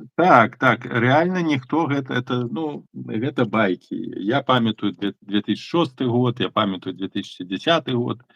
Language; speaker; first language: Belarusian; native; Belarusian